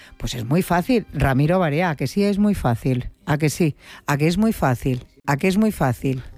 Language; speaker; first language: Spanish; native; Spanish